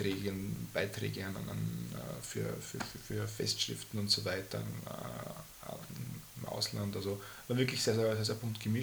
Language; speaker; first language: German; native; German